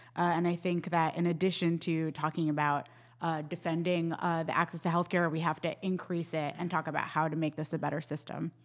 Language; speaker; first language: English; native; English